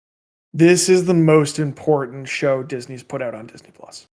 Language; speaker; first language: English; native; English